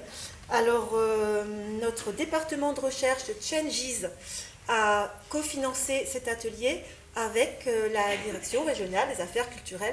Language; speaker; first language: French; native; French